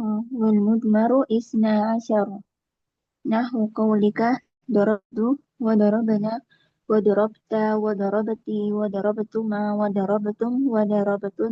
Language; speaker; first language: Arabic; non-native, learner; Indonesian